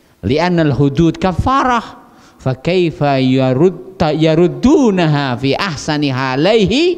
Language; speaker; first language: Arabic; non-native, fluent; Javanese